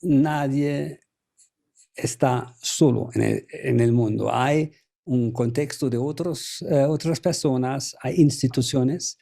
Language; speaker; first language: Spanish; non-native, fluent; German